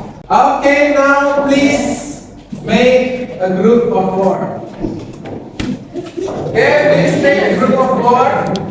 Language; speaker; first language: English; non-native, learner; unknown